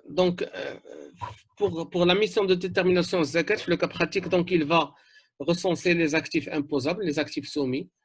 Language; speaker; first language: French; non-native, local second language; Arabic